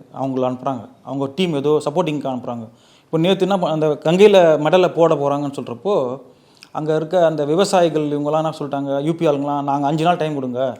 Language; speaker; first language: Tamil; native; Tamil